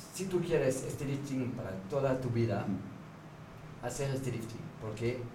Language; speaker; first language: Spanish; non-native, fluent; French